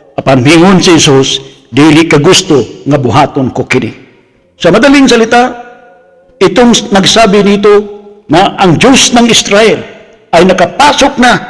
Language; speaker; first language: Filipino; non-native, local second language; Cebuano